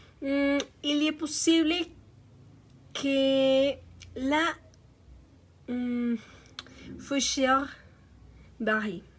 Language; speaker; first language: French; non-native, learner; Spanish